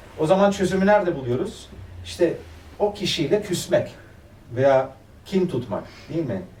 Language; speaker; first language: Turkish; early bilingual, other home language; German